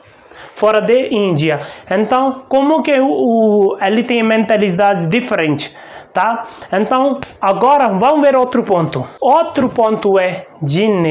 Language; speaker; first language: Portuguese; non-native, learner; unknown